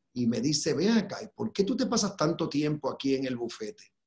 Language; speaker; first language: Spanish; native; Spanish